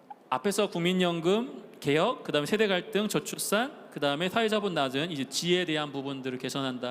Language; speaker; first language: Korean; native; Korean